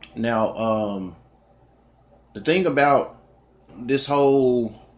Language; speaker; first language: English; native; English